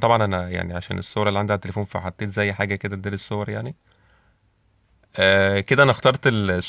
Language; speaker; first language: Arabic; native; Arabic